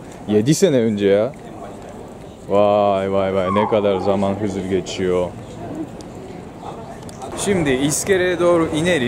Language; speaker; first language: Turkish; non-native, fluent; Japanese